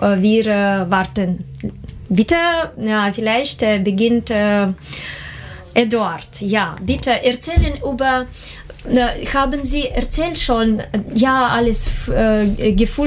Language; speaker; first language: German; non-native, learner; Russian